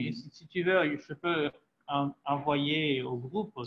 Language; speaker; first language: French; non-native, fluent; Spanish